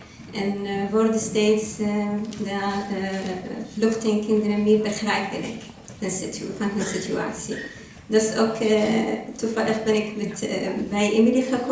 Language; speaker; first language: Dutch; non-native, learner; Arabic